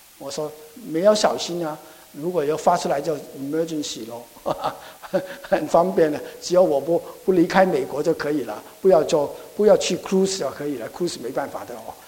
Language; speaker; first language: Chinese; non-native, local second language; Cantonese